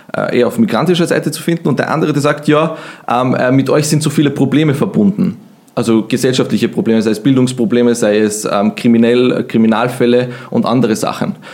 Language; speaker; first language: German; early bilingual, other home language; Bosnian